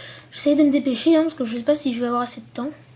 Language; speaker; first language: French; native; French